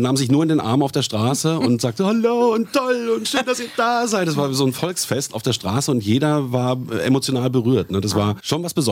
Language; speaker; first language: German; native; German